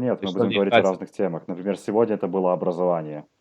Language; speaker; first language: Russian; native; Russian